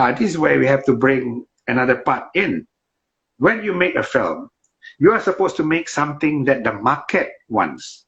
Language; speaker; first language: English; non-native, local second language; Malay